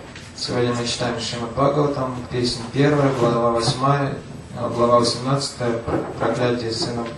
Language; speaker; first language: Russian; native; Russian